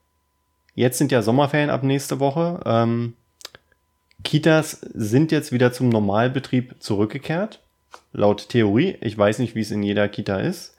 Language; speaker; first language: German; native; German